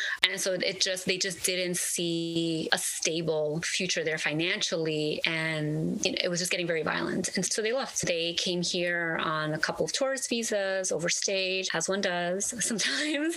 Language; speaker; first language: English; early bilingual, other home language; Spanish